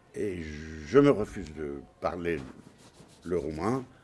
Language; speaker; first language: French; non-native, fluent; Romanian